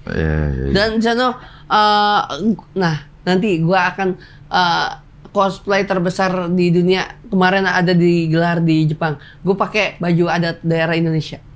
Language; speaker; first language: Indonesian; native; Indonesian